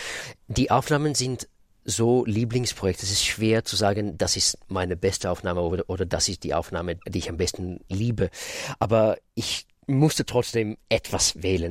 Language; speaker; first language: German; non-native, fluent; Russian